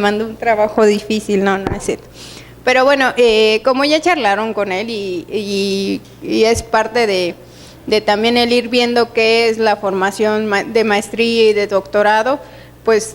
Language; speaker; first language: Spanish; native; Spanish